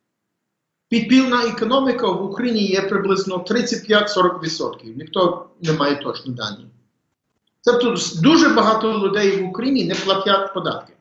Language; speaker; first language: Ukrainian; early bilingual, heritage; English